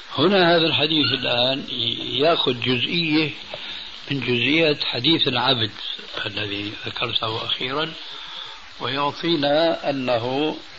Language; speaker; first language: Arabic; early bilingual, other home language; Albanian